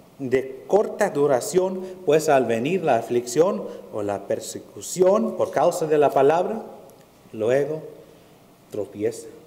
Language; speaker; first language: Spanish; early bilingual, heritage; Spanish